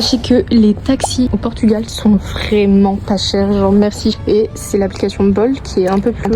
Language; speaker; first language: French; native; French